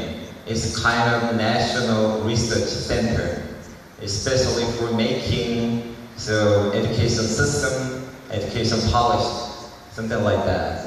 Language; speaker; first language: English; non-native, learner; Korean